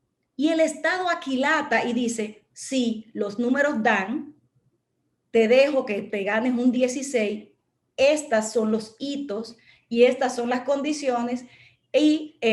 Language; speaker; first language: Spanish; native; Spanish